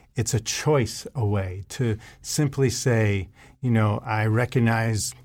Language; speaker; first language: English; native; English